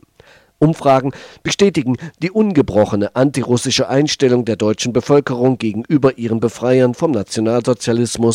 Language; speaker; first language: German; native; German